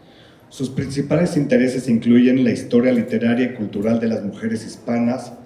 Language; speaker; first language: Spanish; native; Spanish